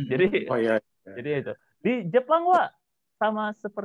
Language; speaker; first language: Indonesian; non-native, fluent; Japanese